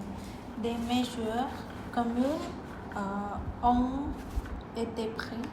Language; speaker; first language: French; non-native, learner; Vietnamese